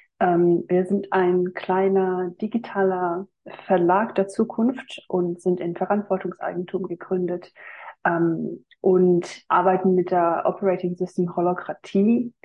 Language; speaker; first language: German; non-native, fluent; Finnish